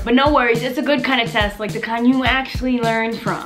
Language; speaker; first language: English; native; English